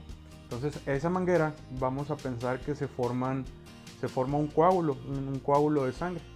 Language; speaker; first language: Spanish; native; Spanish